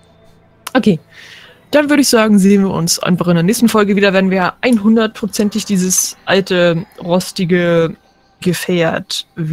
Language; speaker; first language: German; native; German